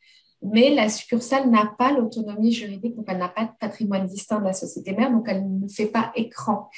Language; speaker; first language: French; native; French